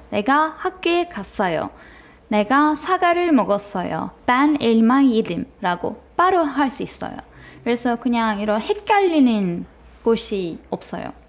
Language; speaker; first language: Korean; non-native, fluent; Turkish